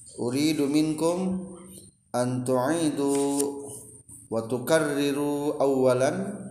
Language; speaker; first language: Arabic; non-native, fluent; Indonesian